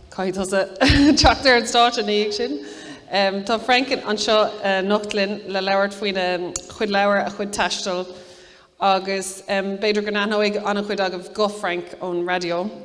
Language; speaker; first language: Irish; non-native, local second language; English